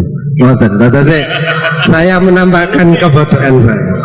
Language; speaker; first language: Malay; non-native, local second language; Javanese